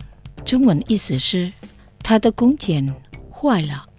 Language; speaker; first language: Chinese; non-native, learner; Indonesian